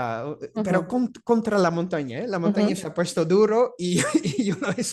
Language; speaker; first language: Spanish; non-native, fluent; Dutch